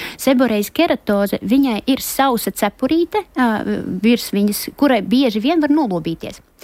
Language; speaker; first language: Latvian; non-native, local second language; Russian